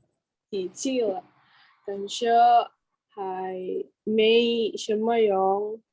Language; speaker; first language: Chinese; non-native, learner; Indonesian